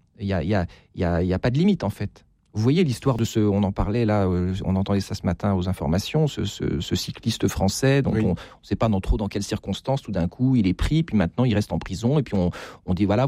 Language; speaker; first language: French; native; French